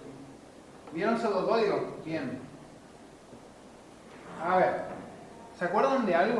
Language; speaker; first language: Spanish; native; Spanish